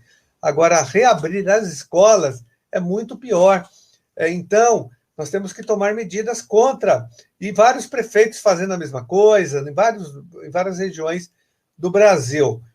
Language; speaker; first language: Portuguese; native; Portuguese